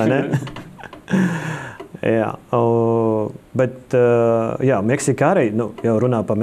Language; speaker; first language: Latvian; non-native, local second language; Russian